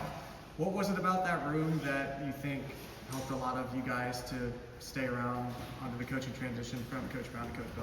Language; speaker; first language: English; native; English